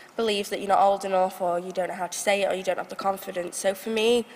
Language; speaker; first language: English; native; English